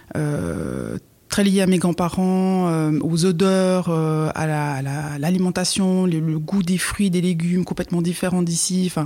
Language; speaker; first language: French; native; French